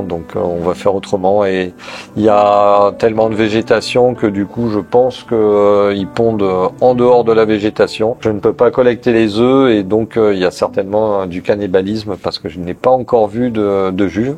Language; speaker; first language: French; native; French